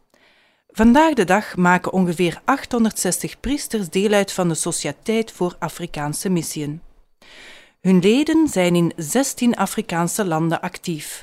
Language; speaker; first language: Dutch; native; Dutch